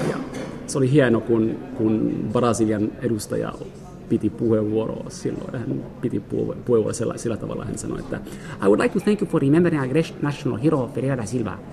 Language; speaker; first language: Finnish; non-native, fluent; French